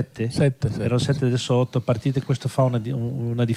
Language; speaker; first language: Italian; non-native, fluent; Portuguese